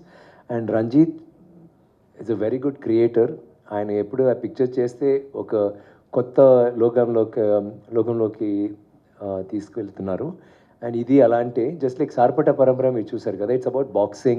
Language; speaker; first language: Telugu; non-native, learner; Tamil